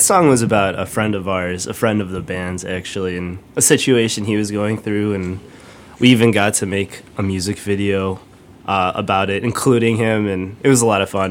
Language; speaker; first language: English; native; English